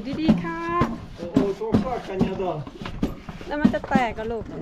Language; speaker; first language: Thai; native; Thai